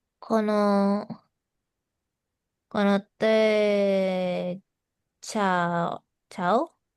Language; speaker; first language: Japanese; non-native, learner; Indonesian